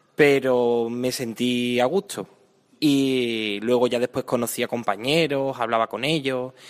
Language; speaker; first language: Spanish; native; Spanish